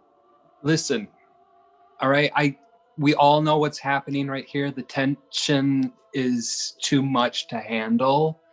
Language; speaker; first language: English; native; English